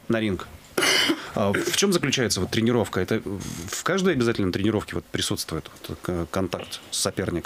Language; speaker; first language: Russian; native; Russian